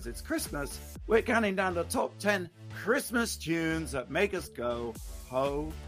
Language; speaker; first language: English; native; English